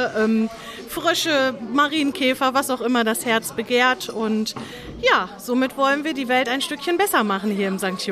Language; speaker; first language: German; native; German